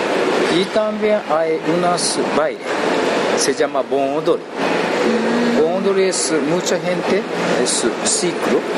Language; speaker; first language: Spanish; non-native, learner; Japanese